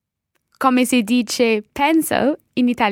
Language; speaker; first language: Italian; non-native, learner; English